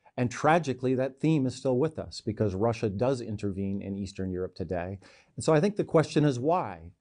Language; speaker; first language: English; native; English